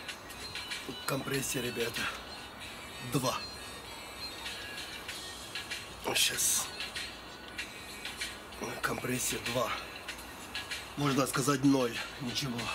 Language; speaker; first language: Russian; non-native, fluent; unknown